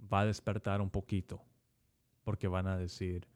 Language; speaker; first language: Spanish; early bilingual, heritage; Spanish